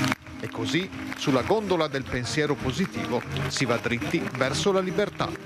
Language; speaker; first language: Italian; native; Italian